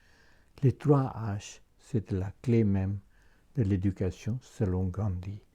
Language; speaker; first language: French; non-native, fluent; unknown